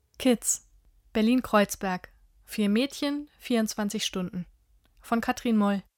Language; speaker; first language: German; native; German